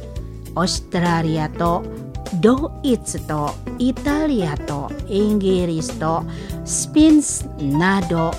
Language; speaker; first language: Japanese; non-native, learner; Indonesian